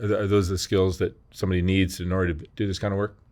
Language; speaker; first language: English; native; English